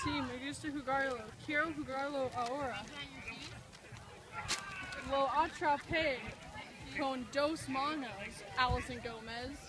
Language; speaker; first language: Spanish; non-native, learner; English